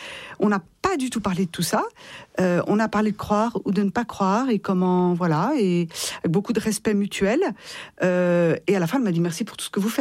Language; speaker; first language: French; native; French